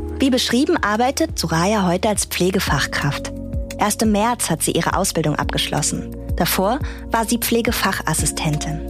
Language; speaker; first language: German; native; German